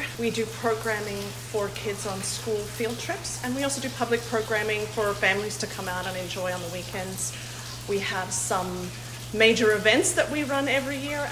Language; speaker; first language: English; native; English